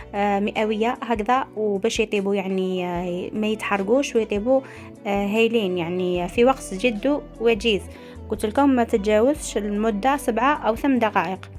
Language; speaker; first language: Arabic; native; Arabic